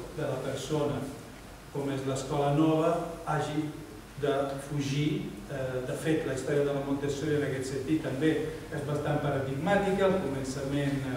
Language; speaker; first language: Catalan; non-native, fluent; Italian